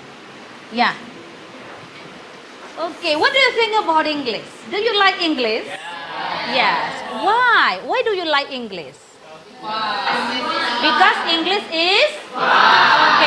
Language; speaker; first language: English; non-native, learner; Indonesian